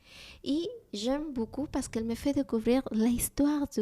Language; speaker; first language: French; non-native, learner; Spanish